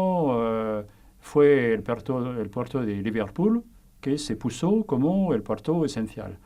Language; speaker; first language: Spanish; non-native, fluent; French